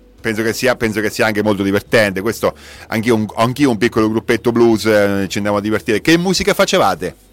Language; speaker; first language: Italian; native; Italian